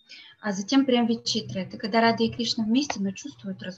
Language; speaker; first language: Russian; native; Russian